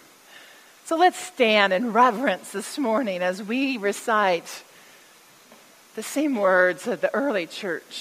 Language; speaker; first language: English; native; English